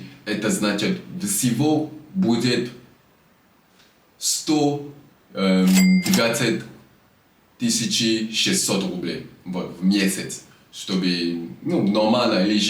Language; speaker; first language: Russian; non-native, fluent; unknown